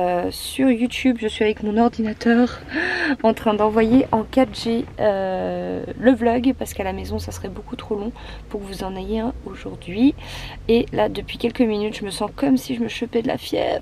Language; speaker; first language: French; native; French